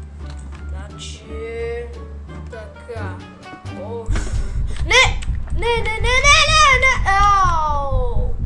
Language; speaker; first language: Bulgarian; early bilingual, heritage; Bulgarian